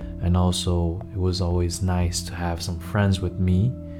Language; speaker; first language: English; non-native, fluent; Chinese